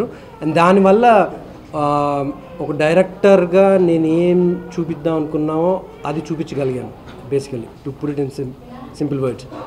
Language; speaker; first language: Telugu; native; Telugu